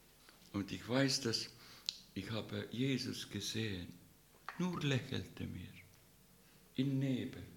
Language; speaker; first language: German; non-native, learner; Russian